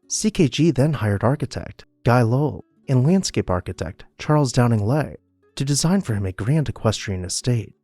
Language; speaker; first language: English; native; English